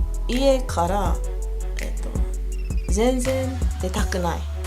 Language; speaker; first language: Japanese; non-native, learner; English